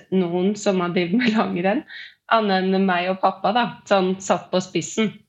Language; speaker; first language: Norwegian; native; Norwegian